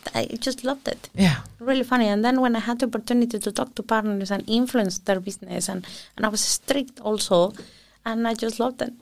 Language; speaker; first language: English; early bilingual, other home language; Spanish